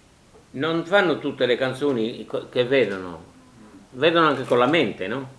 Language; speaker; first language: Italian; non-native, local second language; Sardinian